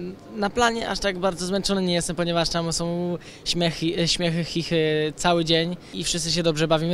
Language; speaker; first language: Polish; native; Polish